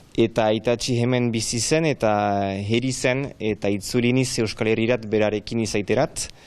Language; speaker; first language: Basque; non-native, local second language; French